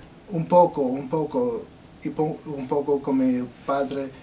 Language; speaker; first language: Spanish; early bilingual, other home language; English